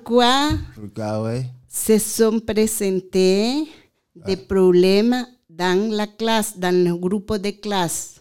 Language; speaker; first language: French; non-native, learner; Spanish